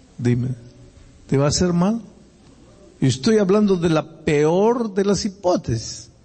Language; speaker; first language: Spanish; native; Spanish